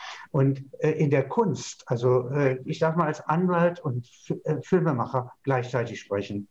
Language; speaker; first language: German; native; German